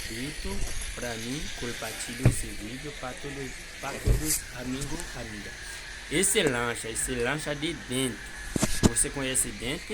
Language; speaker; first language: Portuguese; non-native, learner; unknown